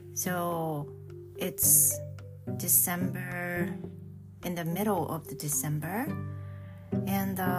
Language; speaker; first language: English; non-native, fluent; Japanese